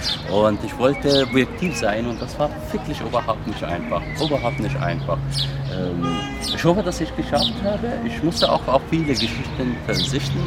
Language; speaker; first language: German; non-native, fluent; Arabic